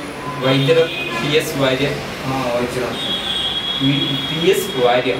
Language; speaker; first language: Telugu; non-native, learner; Malayalam